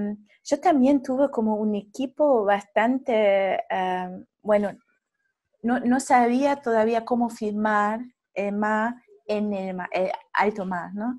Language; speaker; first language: Spanish; non-native, fluent; German